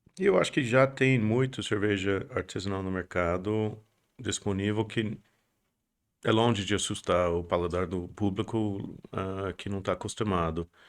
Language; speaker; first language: Portuguese; non-native, fluent; English